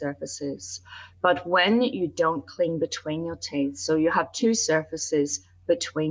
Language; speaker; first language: English; native; English